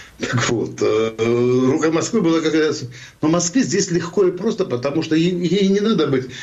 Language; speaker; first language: Russian; non-native, local second language; Georgian